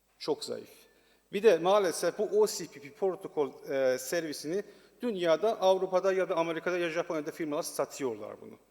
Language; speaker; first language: Turkish; non-native, learner; Persian